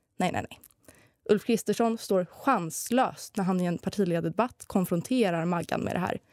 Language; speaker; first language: Swedish; native; Swedish